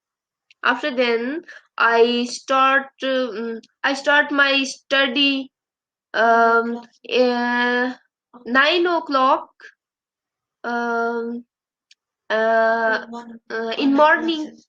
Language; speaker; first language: English; non-native, learner; Urdu